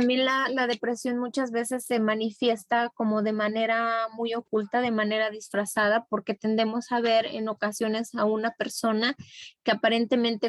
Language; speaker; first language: Spanish; native; Spanish